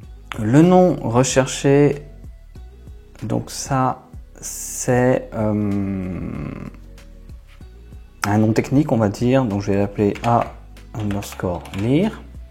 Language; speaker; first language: French; native; French